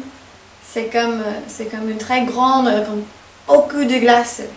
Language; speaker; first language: French; non-native, fluent; English